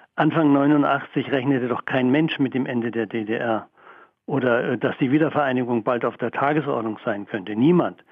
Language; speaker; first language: German; native; German